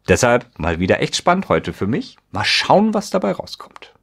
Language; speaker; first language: German; native; German